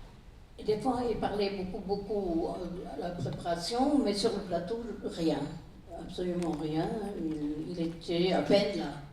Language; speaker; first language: French; non-native, fluent; German